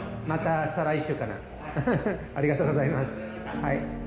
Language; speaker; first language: Japanese; non-native, learner; English